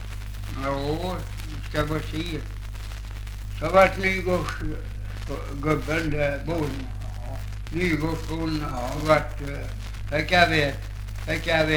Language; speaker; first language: Swedish; native; Swedish